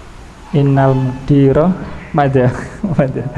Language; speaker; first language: Arabic; non-native, fluent; Indonesian